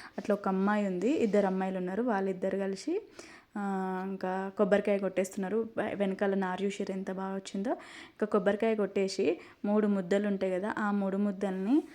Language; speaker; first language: Telugu; non-native, local second language; Lambadi